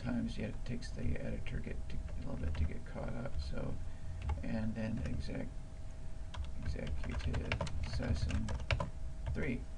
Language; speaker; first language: English; native; English